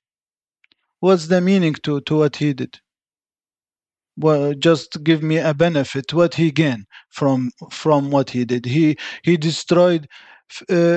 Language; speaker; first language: English; non-native, fluent; Arabic